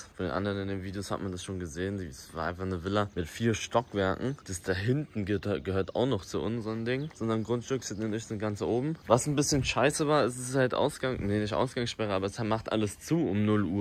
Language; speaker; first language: German; native; German